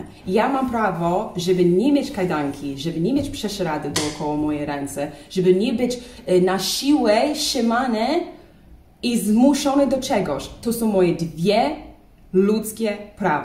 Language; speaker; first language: Polish; non-native, learner; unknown